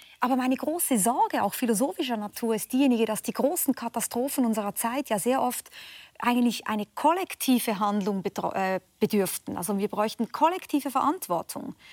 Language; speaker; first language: German; native; German